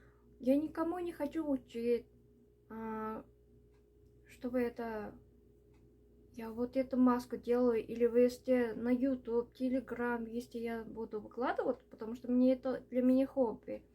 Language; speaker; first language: Russian; non-native, local second language; Uzbek